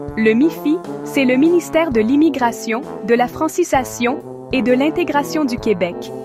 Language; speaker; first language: French; native; French